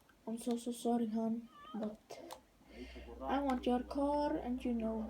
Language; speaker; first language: English; non-native, learner; Danish